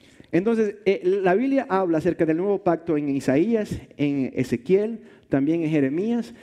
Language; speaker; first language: Spanish; early bilingual, heritage; Spanish